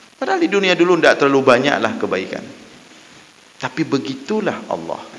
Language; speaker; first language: Malay; non-native, local second language; Achinese